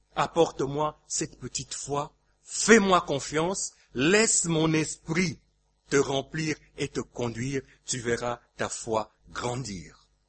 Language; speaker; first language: French; non-native, local second language; Lingala